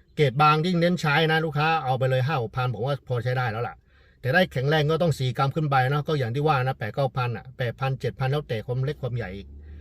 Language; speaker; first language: Thai; non-native, fluent; Chinese